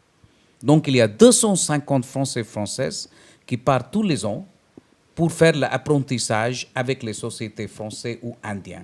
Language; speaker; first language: French; non-native, fluent; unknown